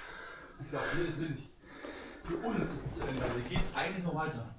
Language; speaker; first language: German; native; German